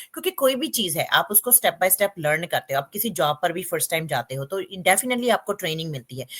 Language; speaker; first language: Hindi; non-native, local second language; Punjabi